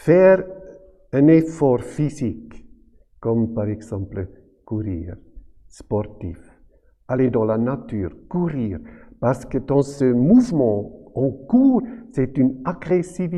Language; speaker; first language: French; non-native, fluent; German